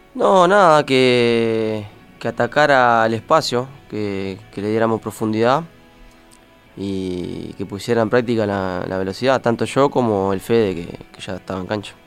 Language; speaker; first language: Spanish; native; Spanish